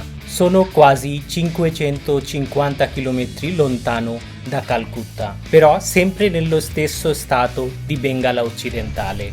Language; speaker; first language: Italian; non-native, fluent; Bangla